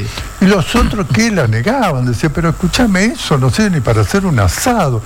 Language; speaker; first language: Spanish; native; Spanish